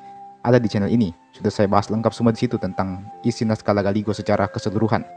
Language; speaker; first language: Indonesian; native; Indonesian